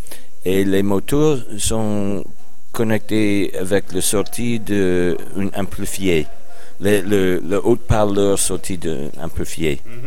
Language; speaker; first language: French; non-native, learner; English